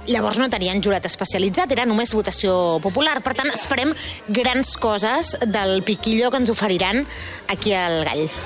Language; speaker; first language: Catalan; native; Catalan